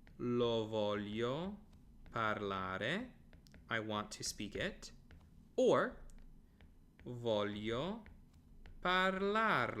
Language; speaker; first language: Italian; non-native, fluent; English